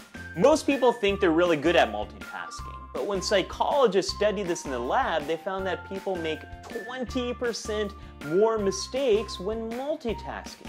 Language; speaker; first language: English; native; English